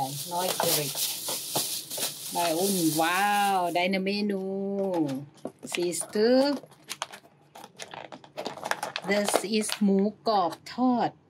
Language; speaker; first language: German; non-native, learner; Thai